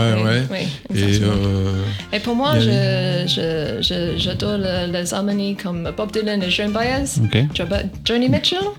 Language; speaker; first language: French; non-native, learner; English